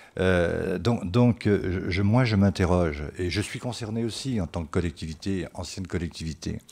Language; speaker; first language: French; native; French